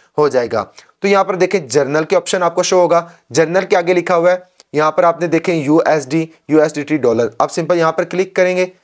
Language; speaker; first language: Urdu; non-native, local second language; Punjabi